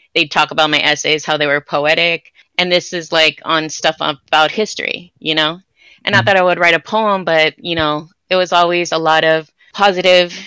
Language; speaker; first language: English; native; English